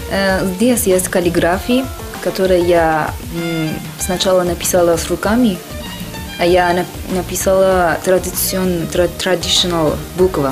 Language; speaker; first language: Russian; non-native, learner; Persian